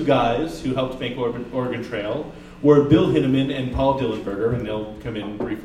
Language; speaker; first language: English; native; English